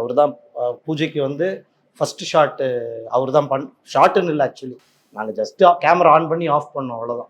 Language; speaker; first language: Tamil; native; Tamil